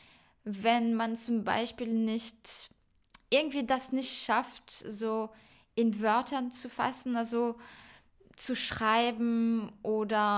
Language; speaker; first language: German; non-native, fluent; French